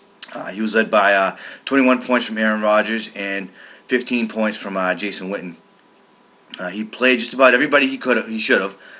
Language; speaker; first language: English; native; English